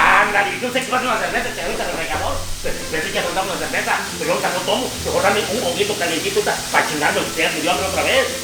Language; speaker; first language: Spanish; native; Spanish